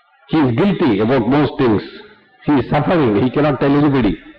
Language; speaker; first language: English; non-native, local second language; Tamil